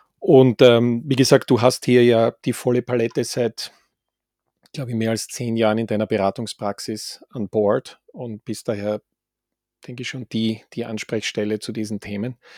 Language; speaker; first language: German; native; German